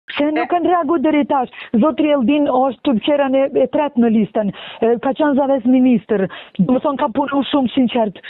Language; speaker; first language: Albanian; non-native, local second language; Bosnian